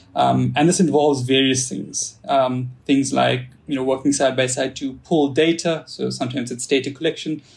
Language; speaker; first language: English; native; English